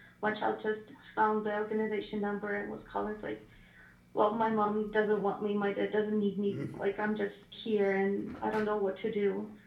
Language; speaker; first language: English; non-native, fluent; Ukrainian